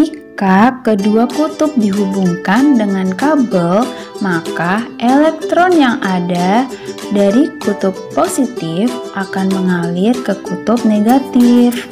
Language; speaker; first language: Indonesian; native; Indonesian